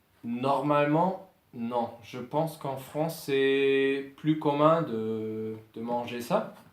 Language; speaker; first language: French; non-native, fluent; German